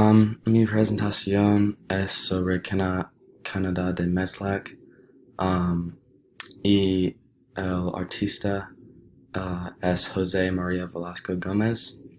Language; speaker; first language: Spanish; non-native, learner; English